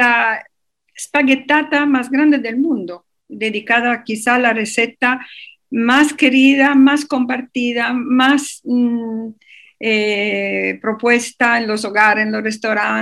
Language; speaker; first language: Spanish; native; Spanish